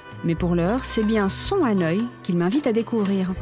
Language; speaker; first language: French; native; French